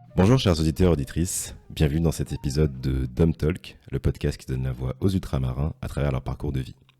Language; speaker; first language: French; native; French